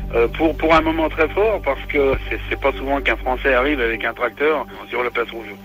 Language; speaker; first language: French; native; French